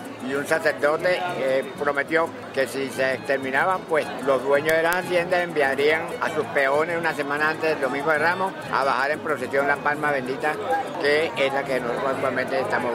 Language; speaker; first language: Spanish; native; Spanish